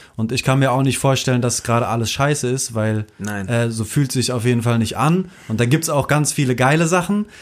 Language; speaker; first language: German; native; German